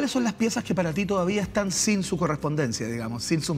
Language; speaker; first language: Spanish; native; Spanish